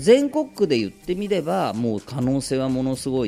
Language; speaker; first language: Japanese; native; Japanese